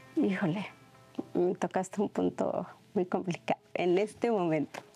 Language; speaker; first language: Spanish; non-native, local second language; Mixtepec Mixtec